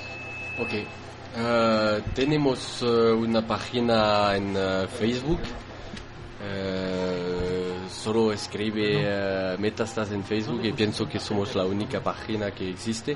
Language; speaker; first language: Spanish; non-native, fluent; French